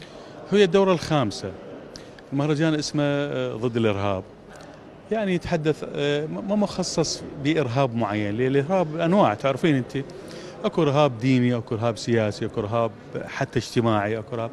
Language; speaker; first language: Arabic; native; Arabic